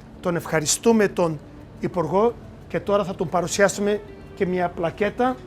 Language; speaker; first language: Greek; early bilingual, heritage; Greek